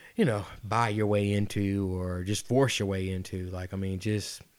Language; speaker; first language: English; native; English